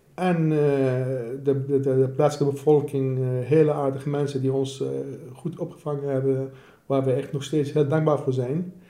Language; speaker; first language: Dutch; non-native, fluent; Assyrian Neo-Aramaic